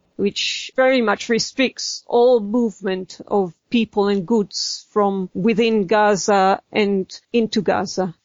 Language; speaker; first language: English; non-native, fluent; Hebrew